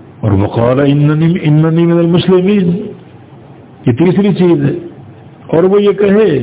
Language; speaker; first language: Urdu; native; Urdu